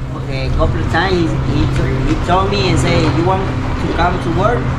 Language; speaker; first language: English; non-native, learner; Spanish